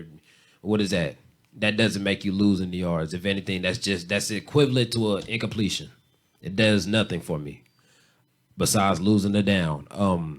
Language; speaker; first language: English; native; English